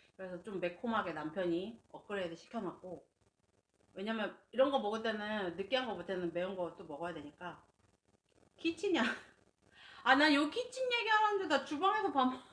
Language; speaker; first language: Korean; native; Korean